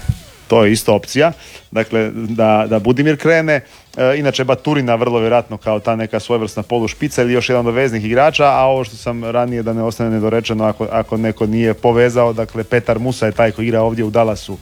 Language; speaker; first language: Serbian; native; Serbian